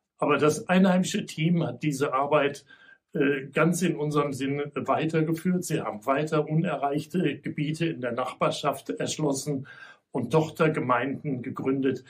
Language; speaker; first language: German; native; German